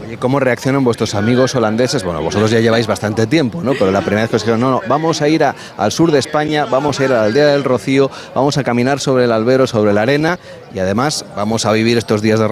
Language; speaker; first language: Spanish; native; Spanish